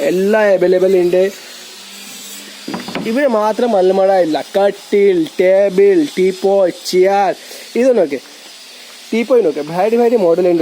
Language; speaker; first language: Malayalam; non-native, learner; Hindi